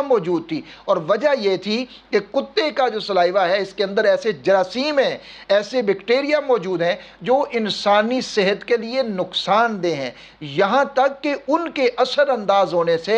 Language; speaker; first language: Urdu; native; Urdu